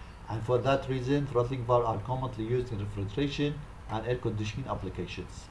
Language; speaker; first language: English; non-native, fluent; Arabic